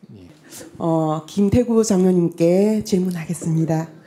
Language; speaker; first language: Korean; native; Korean